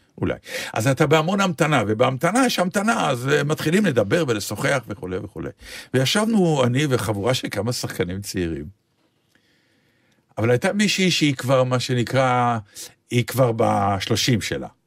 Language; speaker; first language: Hebrew; native; Hebrew